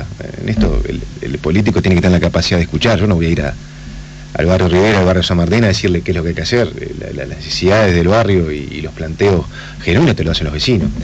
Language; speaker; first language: Spanish; native; Spanish